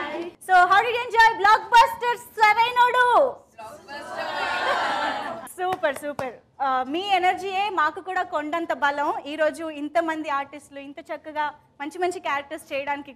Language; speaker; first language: Telugu; native; Telugu